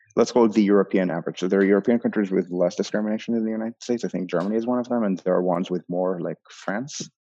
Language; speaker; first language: English; non-native, fluent; Hebrew